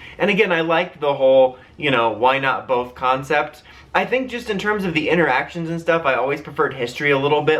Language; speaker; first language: English; native; English